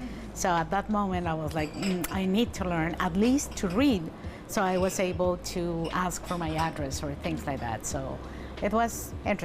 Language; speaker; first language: English; non-native, fluent; Spanish